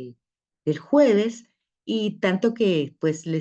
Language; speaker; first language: Spanish; native; Spanish